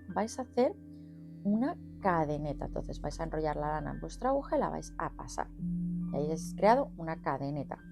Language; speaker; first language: Spanish; native; Spanish